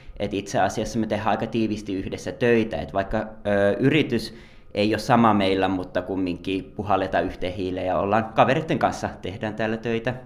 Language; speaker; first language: Finnish; native; Finnish